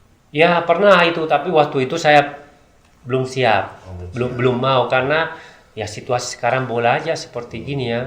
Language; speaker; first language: Indonesian; non-native, learner; Spanish